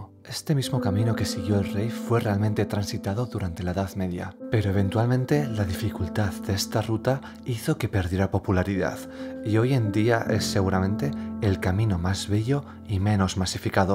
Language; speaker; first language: Spanish; native; Spanish